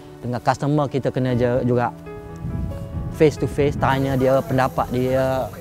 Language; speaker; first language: Malay; native; Malay